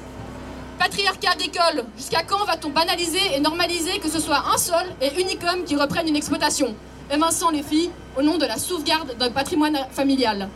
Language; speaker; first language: French; native; French